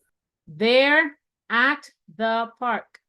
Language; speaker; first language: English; non-native, fluent; Spanish